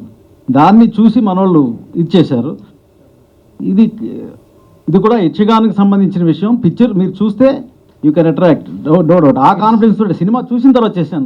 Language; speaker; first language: Telugu; native; Telugu